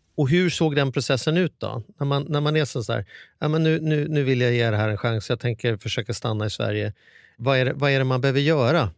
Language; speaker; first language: Swedish; native; Swedish